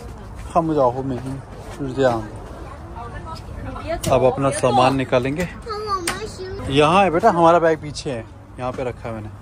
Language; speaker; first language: Hindi; native; Hindi